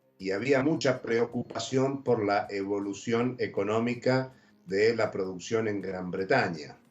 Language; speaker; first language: Spanish; native; Spanish